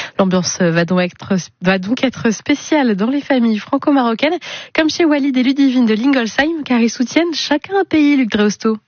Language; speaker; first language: French; native; French